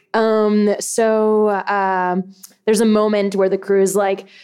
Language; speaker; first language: English; early bilingual, other home language; Spanish